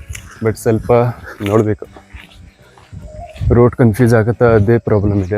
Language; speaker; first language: Kannada; non-native, local second language; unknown